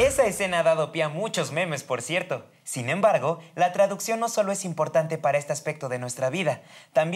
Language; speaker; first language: Spanish; native; Spanish